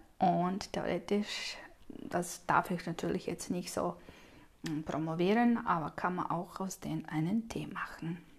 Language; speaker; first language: German; non-native, fluent; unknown